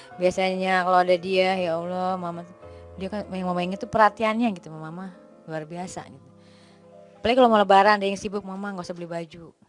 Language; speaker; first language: Indonesian; native; Indonesian